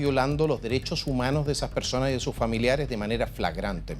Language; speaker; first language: Spanish; native; Spanish